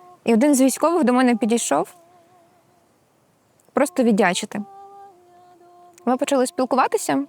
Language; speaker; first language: Ukrainian; native; Ukrainian